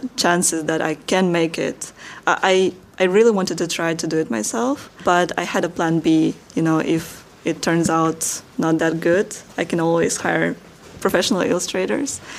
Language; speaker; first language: English; non-native, fluent; Russian